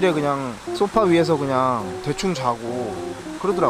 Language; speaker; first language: Korean; native; Korean